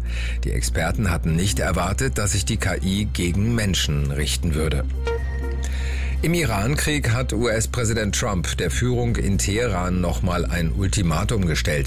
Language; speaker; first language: German; native; German